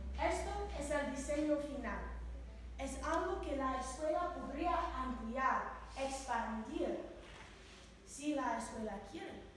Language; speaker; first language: Spanish; non-native, learner; English